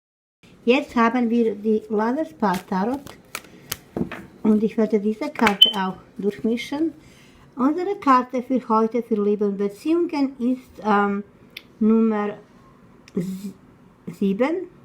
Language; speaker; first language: German; non-native, learner; Croatian